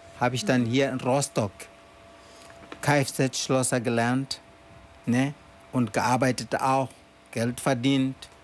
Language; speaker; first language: German; non-native, fluent; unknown